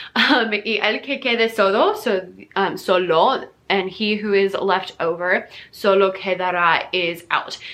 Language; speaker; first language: English; native; English